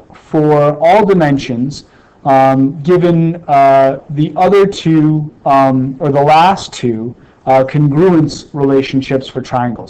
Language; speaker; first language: English; native; English